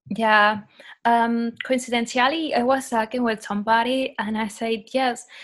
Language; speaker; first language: English; non-native, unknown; Spanish